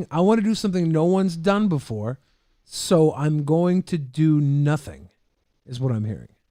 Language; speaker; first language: English; native; English